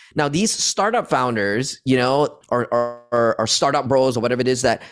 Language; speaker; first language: English; non-native, local second language; Chinese